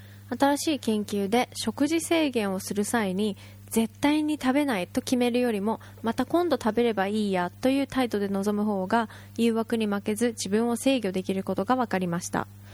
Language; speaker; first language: Japanese; native; Japanese